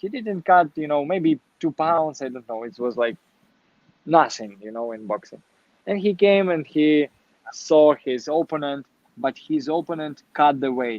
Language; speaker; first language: English; non-native, learner; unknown